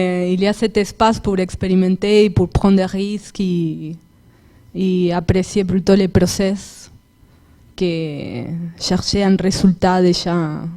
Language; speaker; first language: French; non-native, fluent; Spanish